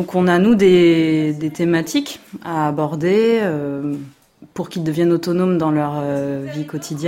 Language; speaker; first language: French; native; French